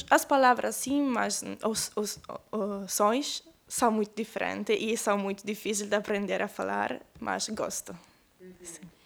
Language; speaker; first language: Portuguese; non-native, learner; Italian